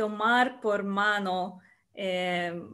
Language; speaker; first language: Spanish; non-native, learner; Russian